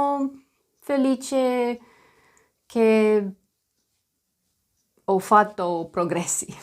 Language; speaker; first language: Italian; non-native, learner; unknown